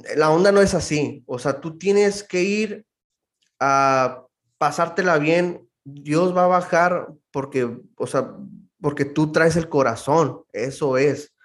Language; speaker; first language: Spanish; native; Spanish